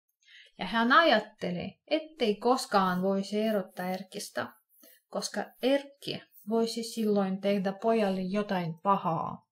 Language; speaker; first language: Finnish; non-native, fluent; Russian